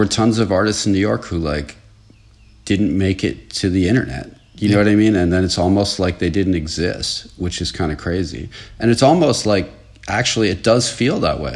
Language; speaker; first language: English; native; English